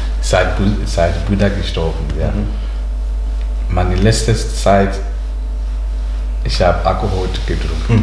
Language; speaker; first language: German; non-native, learner; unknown